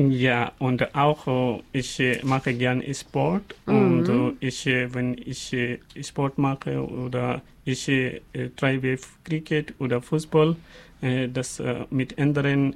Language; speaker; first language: German; non-native, learner; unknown